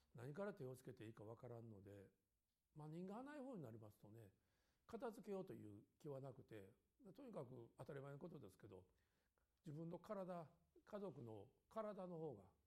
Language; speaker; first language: Japanese; native; Japanese